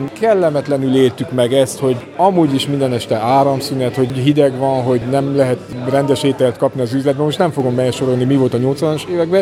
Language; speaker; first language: Hungarian; native; Hungarian